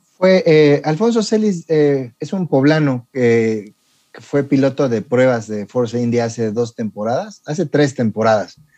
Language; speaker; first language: Spanish; native; Spanish